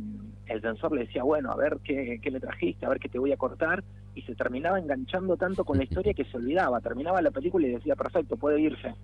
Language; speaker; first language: Spanish; native; Spanish